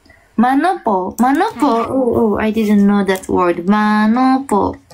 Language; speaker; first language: English; non-native, fluent; Japanese